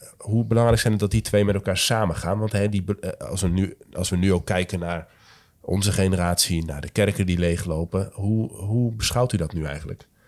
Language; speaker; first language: Dutch; native; Dutch